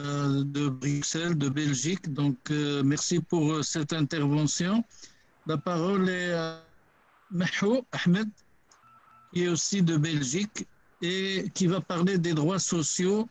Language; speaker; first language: French; non-native, local second language; Arabic